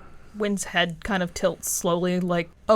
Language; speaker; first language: English; native; English